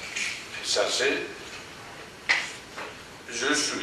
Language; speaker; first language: French; non-native, fluent; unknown